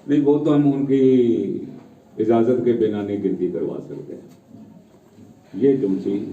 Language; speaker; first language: Hindi; non-native, local second language; Punjabi